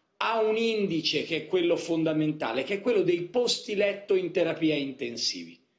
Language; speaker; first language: Italian; native; Italian